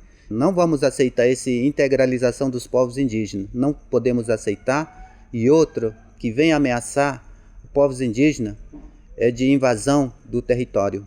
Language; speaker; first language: Portuguese; non-native, local second language; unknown